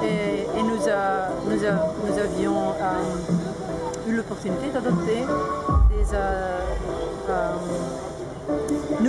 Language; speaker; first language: French; non-native, local second language; Dutch